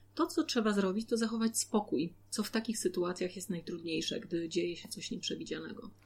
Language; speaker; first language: Polish; native; Polish